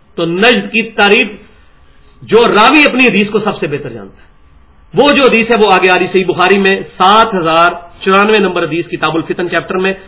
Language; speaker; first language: Urdu; non-native, local second language; Punjabi